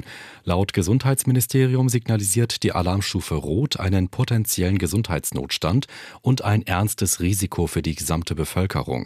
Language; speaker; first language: German; native; German